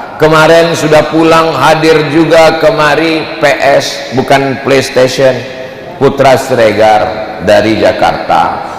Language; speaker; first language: Indonesian; native; Indonesian